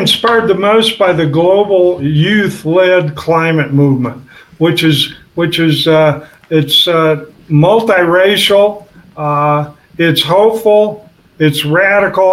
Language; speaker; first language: English; native; English